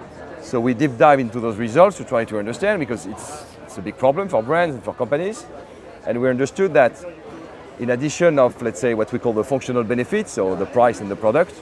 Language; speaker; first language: English; non-native, fluent; French